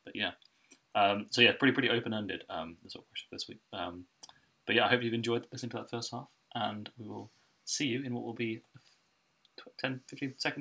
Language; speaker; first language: English; native; English